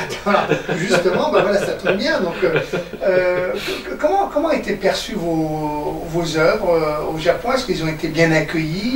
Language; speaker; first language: French; native; French